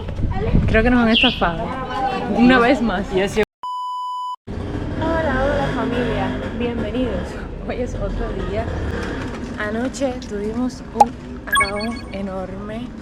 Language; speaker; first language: Spanish; native; Spanish